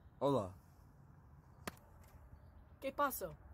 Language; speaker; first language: Spanish; non-native, learner; English